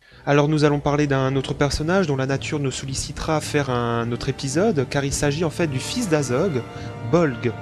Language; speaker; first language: French; native; French